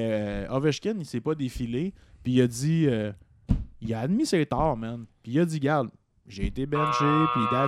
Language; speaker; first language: French; native; French